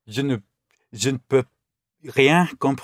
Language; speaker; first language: French; non-native, learner; English